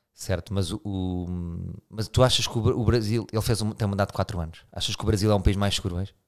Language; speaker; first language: Portuguese; native; Portuguese